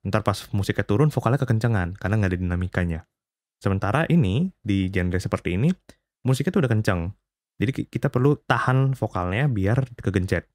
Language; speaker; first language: Indonesian; native; Indonesian